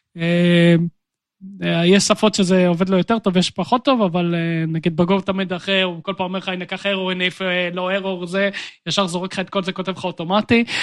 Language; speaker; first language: Hebrew; native; Hebrew